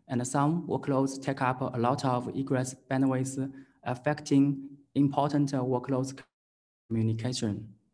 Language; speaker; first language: English; non-native, learner; Chinese